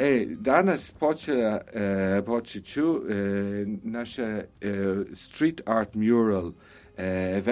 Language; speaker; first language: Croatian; non-native, learner; English